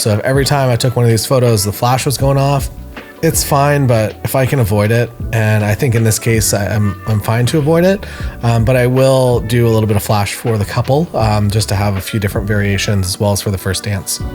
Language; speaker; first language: English; native; English